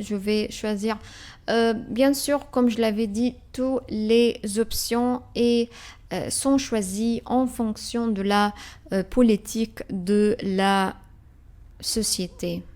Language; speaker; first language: French; non-native, fluent; Arabic